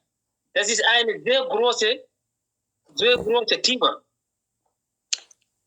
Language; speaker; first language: German; non-native, learner; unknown